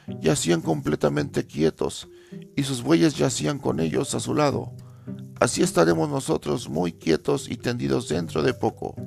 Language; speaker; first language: Spanish; native; Spanish